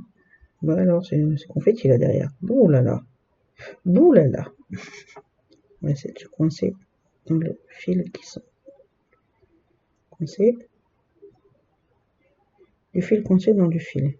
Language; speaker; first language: French; native; French